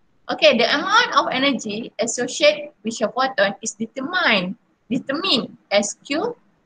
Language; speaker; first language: English; non-native, local second language; Malay